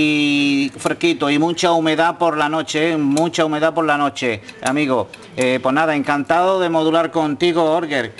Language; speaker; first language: Spanish; native; Spanish